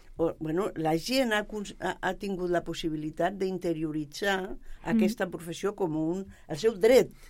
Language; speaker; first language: Catalan; non-native, local second language; Spanish